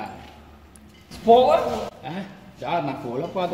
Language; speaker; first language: Russian; non-native, learner; Sinhala